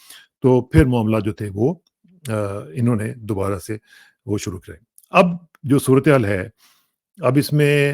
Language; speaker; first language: Urdu; native; Urdu